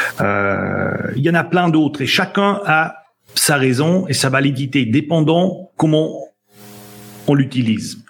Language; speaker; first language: French; native; French